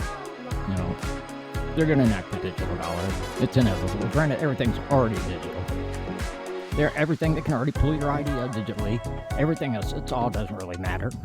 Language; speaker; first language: English; native; English